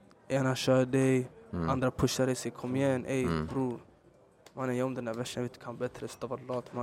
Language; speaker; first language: Swedish; early bilingual, other home language; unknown